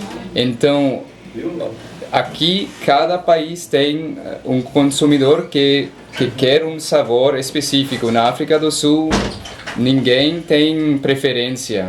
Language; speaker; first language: Portuguese; non-native, learner; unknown